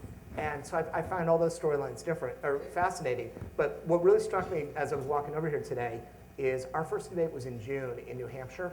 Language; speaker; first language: English; native; English